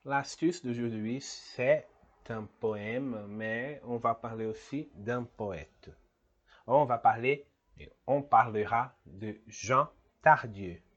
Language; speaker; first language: French; non-native, fluent; Portuguese